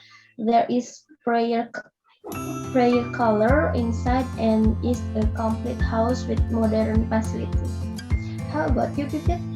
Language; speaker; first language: English; non-native, learner; Indonesian